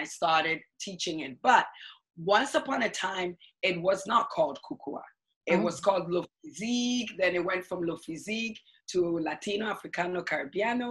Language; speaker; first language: English; non-native, local second language; Akan